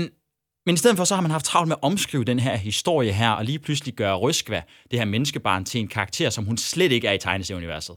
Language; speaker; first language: Danish; native; Danish